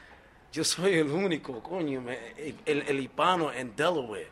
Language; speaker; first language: Spanish; early bilingual, heritage; Spanish